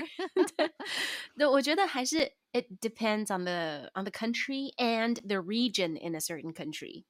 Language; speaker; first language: English; non-native, fluent; Chinese